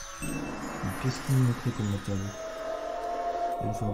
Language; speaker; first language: French; native; French